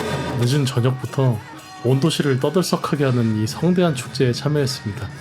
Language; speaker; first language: Korean; native; Korean